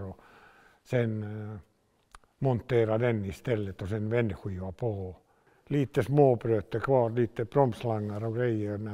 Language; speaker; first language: Swedish; non-native, local second language; Finnish